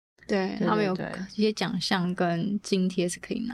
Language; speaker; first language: Chinese; native; Chinese